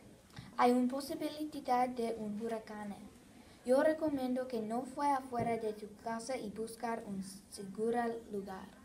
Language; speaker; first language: Spanish; non-native, learner; English